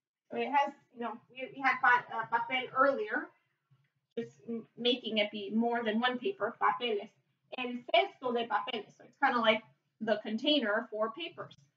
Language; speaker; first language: English; native; English